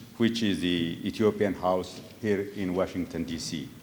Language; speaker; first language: English; non-native, local second language; Amharic